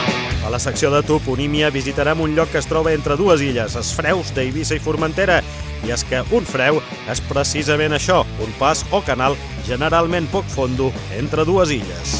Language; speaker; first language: Catalan; native; Catalan